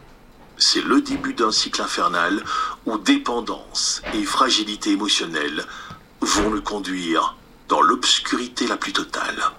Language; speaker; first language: French; native; French